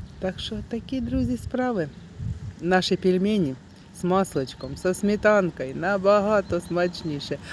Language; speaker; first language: Ukrainian; native; Ukrainian